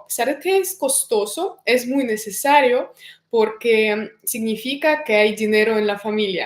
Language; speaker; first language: Spanish; non-native, fluent; Russian